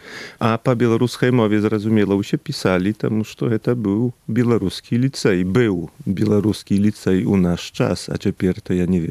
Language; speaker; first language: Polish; non-native, local second language; Belarusian